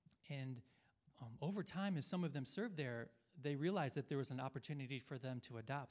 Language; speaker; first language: English; native; English